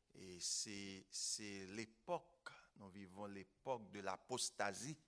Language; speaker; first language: French; non-native, local second language; Haitian Creole